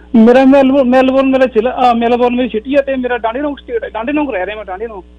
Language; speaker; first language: Punjabi; native; Punjabi